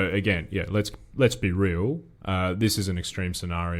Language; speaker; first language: English; native; English